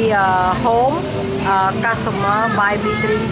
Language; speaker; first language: English; non-native, learner; Khmer